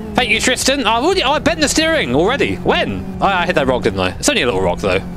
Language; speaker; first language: English; native; English